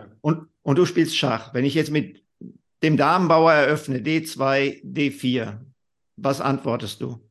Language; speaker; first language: German; native; German